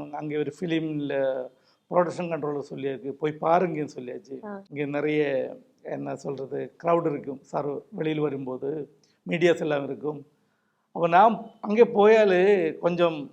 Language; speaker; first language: Tamil; non-native, local second language; Malayalam